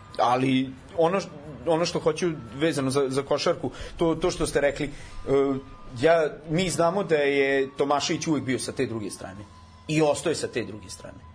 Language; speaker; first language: Serbian; non-native, local second language; Rusyn